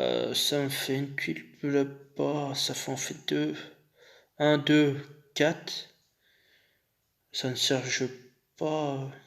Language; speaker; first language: French; native; French